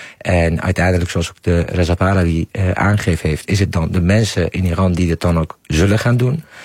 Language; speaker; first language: Dutch; non-native, fluent; Persian